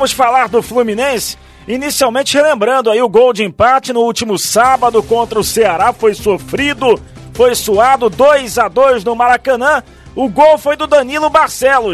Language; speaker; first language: Portuguese; native; Portuguese